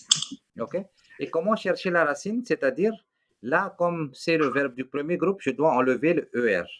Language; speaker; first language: French; non-native, fluent; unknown